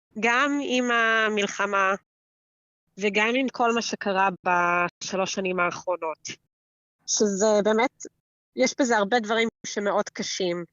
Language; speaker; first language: Hebrew; early bilingual, heritage; Hebrew